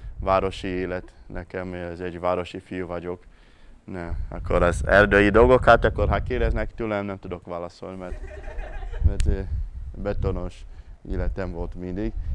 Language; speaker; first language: Hungarian; non-native, fluent; Portuguese